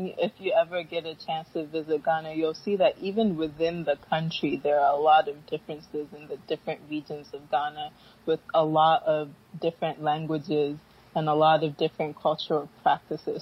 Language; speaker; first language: English; early bilingual, other home language; Akan